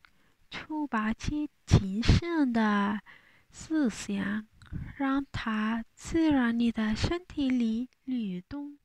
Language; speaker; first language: Chinese; non-native, learner; Spanish